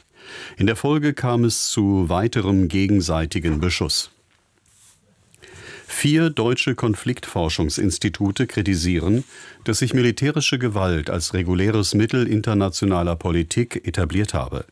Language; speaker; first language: German; native; German